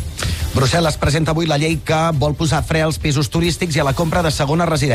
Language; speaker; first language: Catalan; native; Catalan